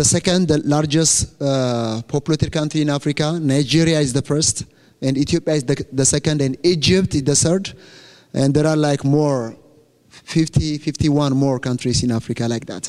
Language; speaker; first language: English; non-native, fluent; Amharic